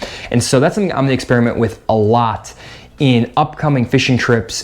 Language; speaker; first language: English; native; English